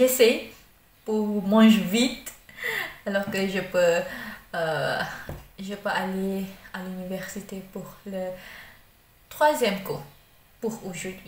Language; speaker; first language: French; non-native, learner; Malay